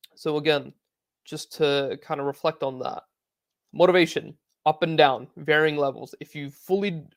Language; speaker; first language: English; native; English